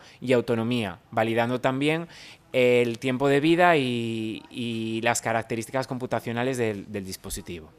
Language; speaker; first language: Spanish; native; Spanish